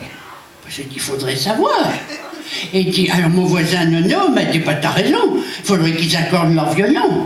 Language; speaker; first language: French; native; French